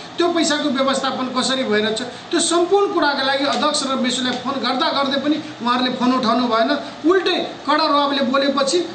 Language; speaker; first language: Nepali; non-native, local second language; Maithili